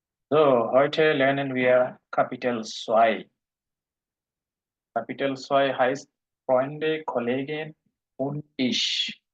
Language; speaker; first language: German; non-native, fluent; Bangla